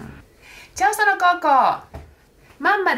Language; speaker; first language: Italian; non-native, learner; Japanese